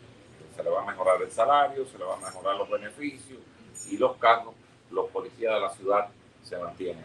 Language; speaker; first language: Spanish; native; Spanish